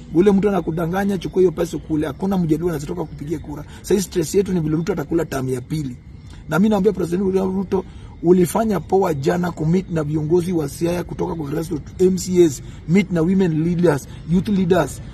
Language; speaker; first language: Swahili; non-native, local second language; Luo (Kenya and Tanzania)